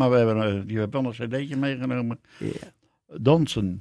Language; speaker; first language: Dutch; native; Dutch